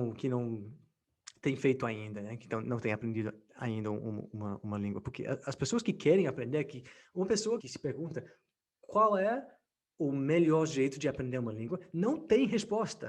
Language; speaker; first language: Portuguese; non-native, fluent; English